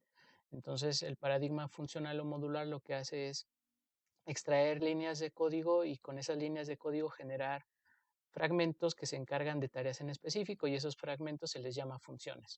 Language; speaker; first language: Spanish; native; Spanish